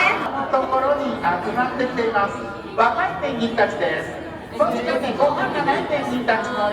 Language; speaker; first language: Japanese; native; Japanese